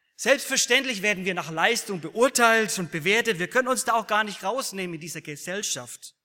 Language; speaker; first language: German; native; German